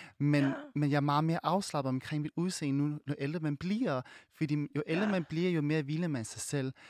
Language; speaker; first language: Danish; early bilingual, other home language; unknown